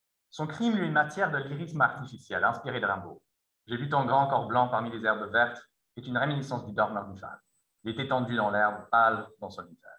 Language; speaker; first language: French; non-native, fluent; English